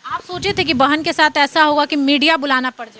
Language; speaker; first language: Hindi; native; Hindi